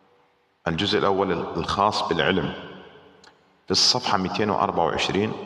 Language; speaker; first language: Arabic; native; Arabic